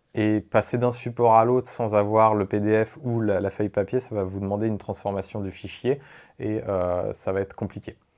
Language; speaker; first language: French; native; French